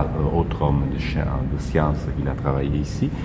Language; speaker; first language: French; non-native, fluent; Italian